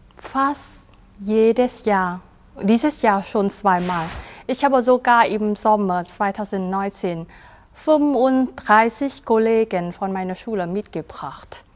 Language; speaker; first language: German; non-native, fluent; Chinese